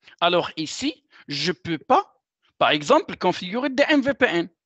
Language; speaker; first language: French; non-native, local second language; Arabic